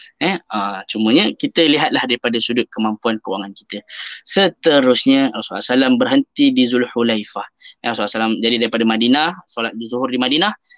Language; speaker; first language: Malay; native; Malay